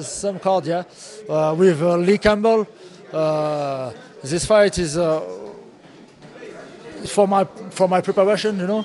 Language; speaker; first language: English; non-native, learner; Russian